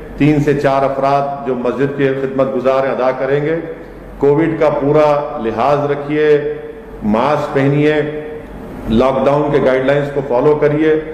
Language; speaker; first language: Urdu; native; Urdu